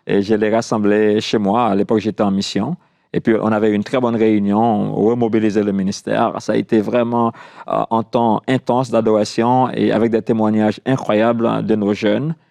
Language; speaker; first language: French; non-native, local second language; Haitian Creole